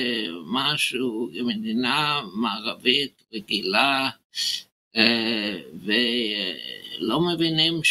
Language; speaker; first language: Hebrew; non-native, fluent; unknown